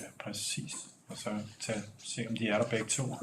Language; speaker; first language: Danish; native; Danish